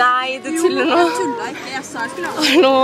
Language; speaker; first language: Norwegian; native; Norwegian